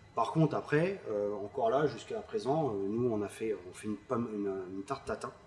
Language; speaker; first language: French; native; French